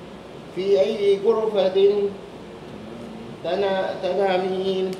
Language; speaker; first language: Arabic; non-native, learner; Filipino